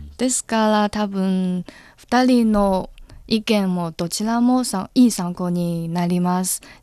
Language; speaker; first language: Japanese; non-native, fluent; Chinese